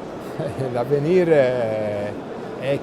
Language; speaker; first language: French; non-native, fluent; Italian